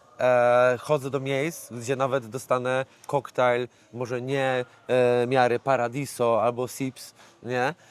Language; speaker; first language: Polish; native; Polish